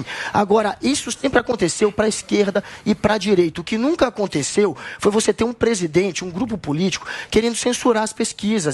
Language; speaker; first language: Portuguese; native; Portuguese